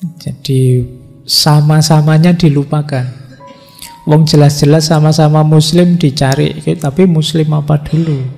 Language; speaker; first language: Indonesian; non-native, local second language; Javanese